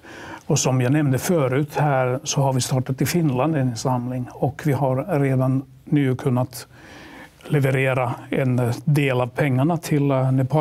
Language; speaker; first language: Swedish; non-native, local second language; Finnish